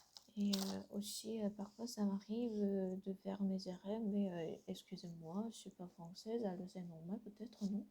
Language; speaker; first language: French; non-native, learner; Korean